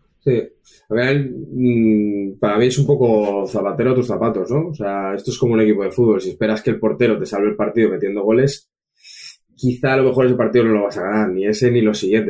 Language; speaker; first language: Spanish; native; Spanish